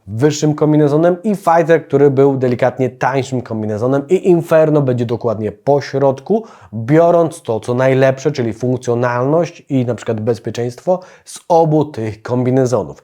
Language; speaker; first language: Polish; native; Polish